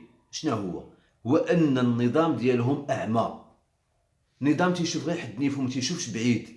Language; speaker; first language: Arabic; native; Arabic